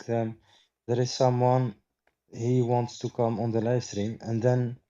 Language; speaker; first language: English; non-native, fluent; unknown